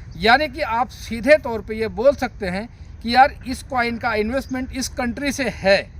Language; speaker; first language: Hindi; native; Hindi